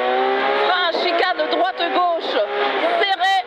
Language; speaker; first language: French; native; French